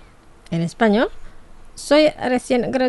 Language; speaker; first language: Spanish; non-native, fluent; Indonesian